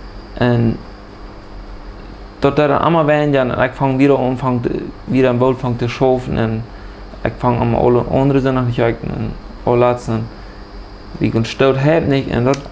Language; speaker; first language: German; early bilingual, heritage; Plautdietsch